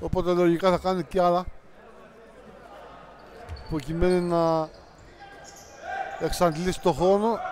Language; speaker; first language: Greek; native; Greek